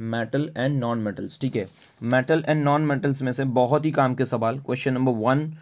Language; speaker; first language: Hindi; non-native, local second language; Gujarati